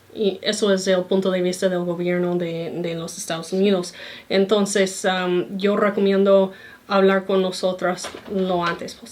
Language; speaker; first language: Spanish; non-native, fluent; English